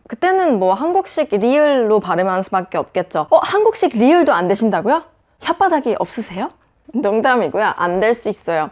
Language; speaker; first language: Korean; native; Korean